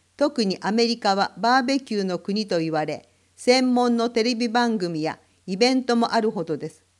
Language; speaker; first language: Japanese; non-native, fluent; English